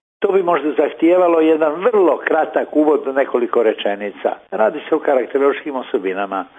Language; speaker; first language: Croatian; native; Croatian